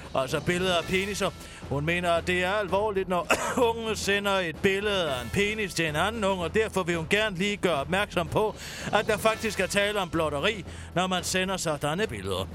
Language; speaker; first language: Danish; native; Danish